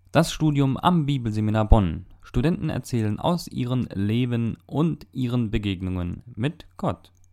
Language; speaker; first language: German; early bilingual, heritage; German